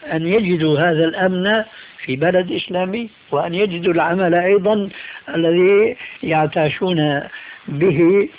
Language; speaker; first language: Arabic; early bilingual, other home language; Albanian